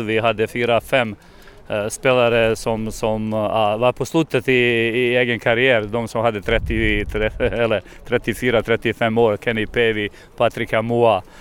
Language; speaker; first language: Swedish; non-native, fluent; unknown